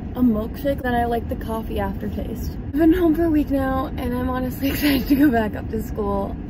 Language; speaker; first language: English; native; English